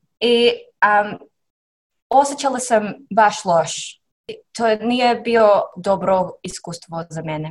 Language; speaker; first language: Serbian; non-native, learner; English